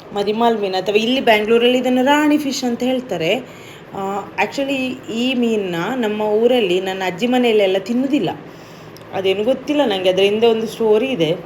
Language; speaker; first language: Kannada; non-native, local second language; Tulu